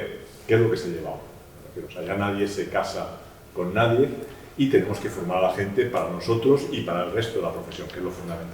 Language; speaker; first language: Spanish; native; Spanish